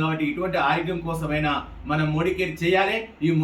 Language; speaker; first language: Telugu; native; Telugu